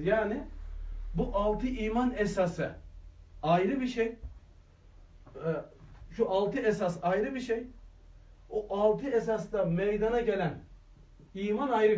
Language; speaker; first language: Turkish; native; Turkish